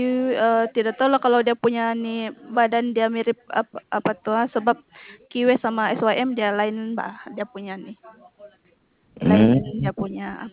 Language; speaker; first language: Indonesian; non-native, local second language; Malay